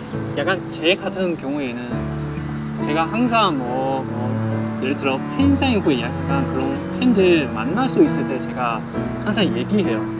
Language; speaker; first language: Korean; non-native, fluent; Chinese